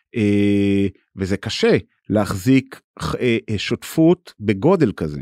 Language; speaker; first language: Hebrew; native; Hebrew